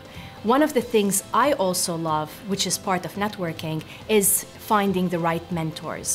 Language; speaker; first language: English; non-native, fluent; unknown